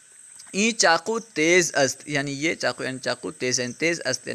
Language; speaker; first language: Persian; non-native, fluent; Urdu